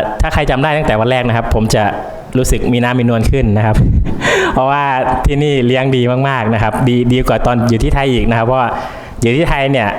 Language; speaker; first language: Thai; native; Thai